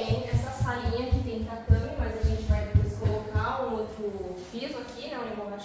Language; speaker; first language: Portuguese; native; Portuguese